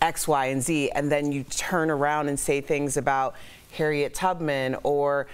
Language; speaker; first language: English; native; English